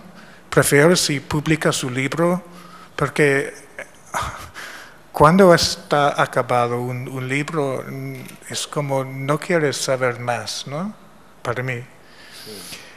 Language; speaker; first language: Spanish; non-native, fluent; English